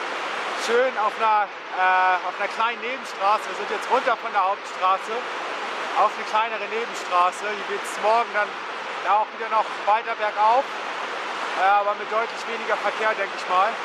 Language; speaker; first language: German; native; German